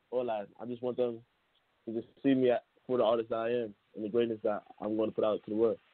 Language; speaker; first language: English; native; English